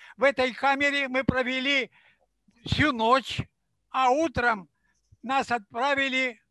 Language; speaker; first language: Russian; non-native, local second language; Ukrainian